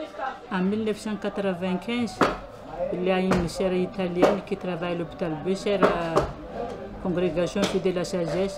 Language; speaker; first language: French; non-native, fluent; Malagasy